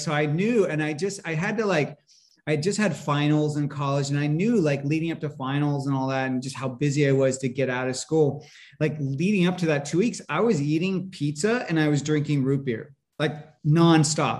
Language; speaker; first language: English; native; English